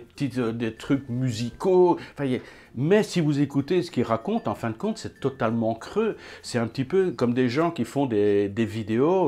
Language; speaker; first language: French; native; French